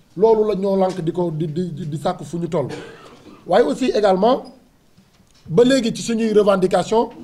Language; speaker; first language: Wolof; native; Wolof